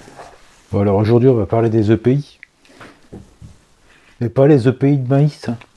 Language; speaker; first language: French; native; French